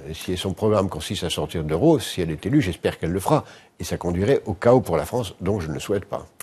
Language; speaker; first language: French; native; French